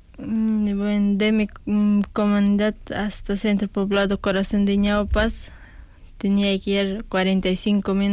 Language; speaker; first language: Spanish; non-native, local second language; Quechua